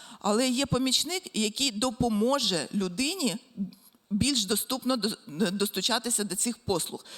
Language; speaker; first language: Ukrainian; native; Ukrainian